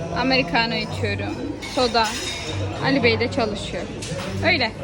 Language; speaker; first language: Turkish; early bilingual, heritage; Turkish